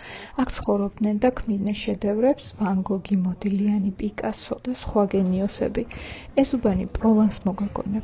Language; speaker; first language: Georgian; native; Georgian